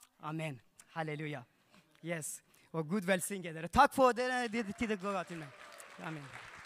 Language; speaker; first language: Norwegian; non-native, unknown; Persian